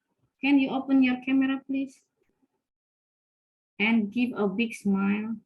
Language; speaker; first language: English; non-native, fluent; Indonesian